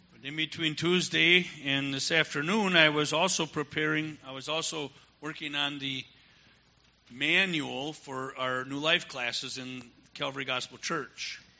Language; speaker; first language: English; native; English